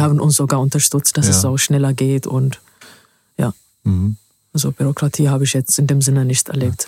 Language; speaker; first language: German; non-native, fluent; Amharic